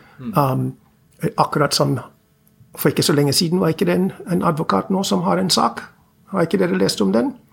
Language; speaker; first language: Norwegian; non-native, fluent; English